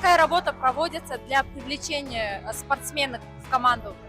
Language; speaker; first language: Russian; native; Russian